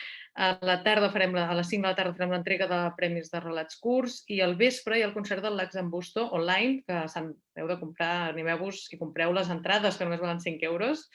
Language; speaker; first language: Catalan; native; Catalan